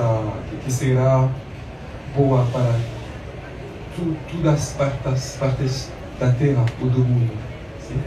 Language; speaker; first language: Portuguese; non-native, learner; French